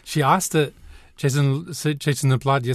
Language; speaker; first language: Romanian; non-native, learner; English